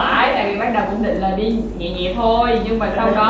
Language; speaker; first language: Vietnamese; native; Vietnamese